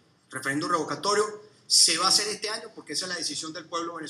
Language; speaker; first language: Spanish; native; Spanish